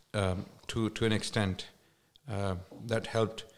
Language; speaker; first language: English; non-native, local second language; Urdu